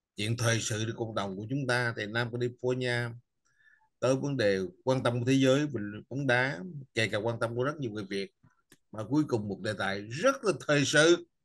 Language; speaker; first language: Vietnamese; native; Vietnamese